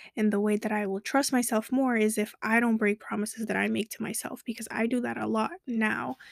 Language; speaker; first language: English; early bilingual, other home language; Kabuverdianu